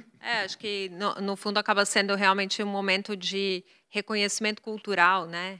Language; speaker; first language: Portuguese; native; Portuguese